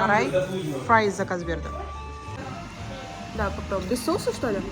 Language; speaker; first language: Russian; non-native, local second language; Kazakh